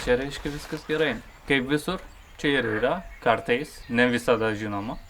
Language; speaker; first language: Lithuanian; non-native, fluent; Turkish